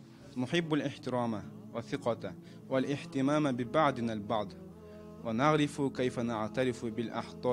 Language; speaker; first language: Arabic; non-native, learner; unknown